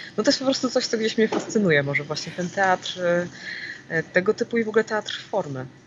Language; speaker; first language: Polish; native; Polish